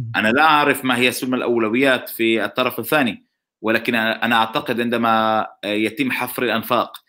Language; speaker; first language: Arabic; non-native, fluent; Hebrew